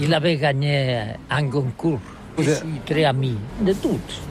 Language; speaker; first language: French; non-native, learner; Catalan